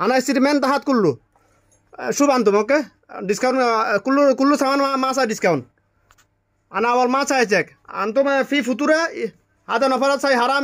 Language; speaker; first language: Arabic; non-native, learner; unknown